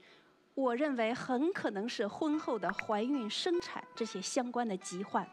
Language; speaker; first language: Chinese; native; Chinese